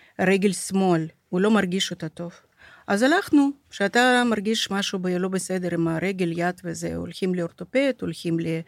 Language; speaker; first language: Hebrew; non-native, fluent; Russian